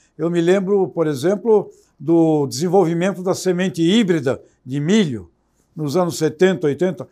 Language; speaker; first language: Portuguese; native; Portuguese